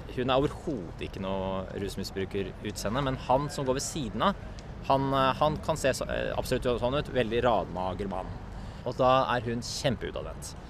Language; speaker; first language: Norwegian; native; Norwegian